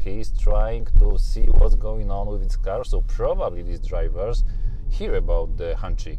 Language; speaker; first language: English; non-native, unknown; Polish